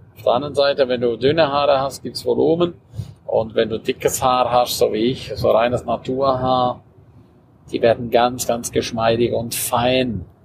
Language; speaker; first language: German; non-native, local second language; Romansh